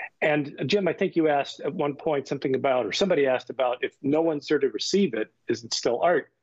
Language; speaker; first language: English; native; English